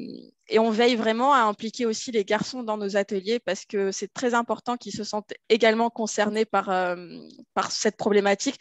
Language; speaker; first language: French; native; French